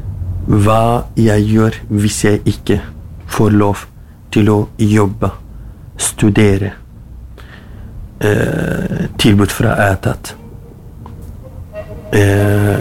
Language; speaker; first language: Norwegian; non-native, learner; Kurdish